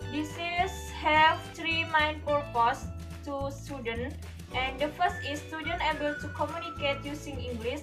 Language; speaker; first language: English; non-native, learner; Indonesian